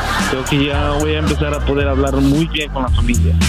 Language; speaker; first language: Spanish; non-native, learner; English